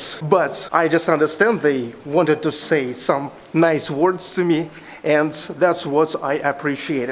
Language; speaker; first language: English; non-native, fluent; Russian